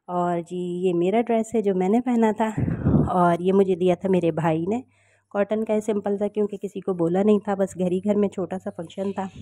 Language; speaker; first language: Urdu; native; Urdu